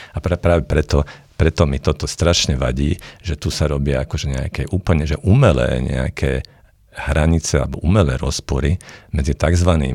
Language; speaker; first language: Slovak; non-native, local second language; Hungarian